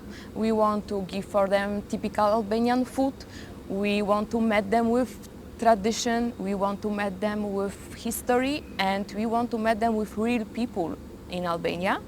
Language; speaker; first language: English; non-native, learner; Polish